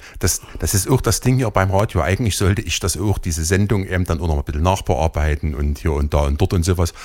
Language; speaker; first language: German; native; German